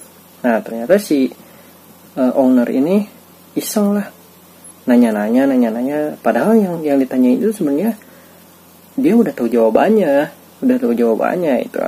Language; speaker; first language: Indonesian; native; Indonesian